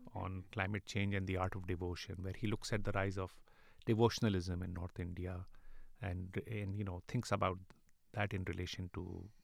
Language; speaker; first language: English; non-native, local second language; Urdu